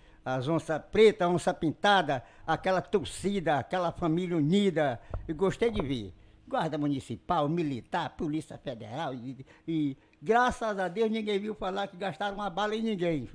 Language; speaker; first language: Portuguese; native; Portuguese